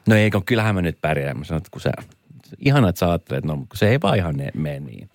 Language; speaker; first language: Finnish; native; Finnish